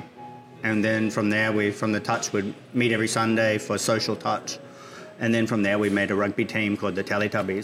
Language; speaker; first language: English; native; English